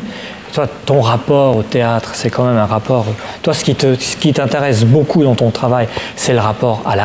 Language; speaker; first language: French; native; French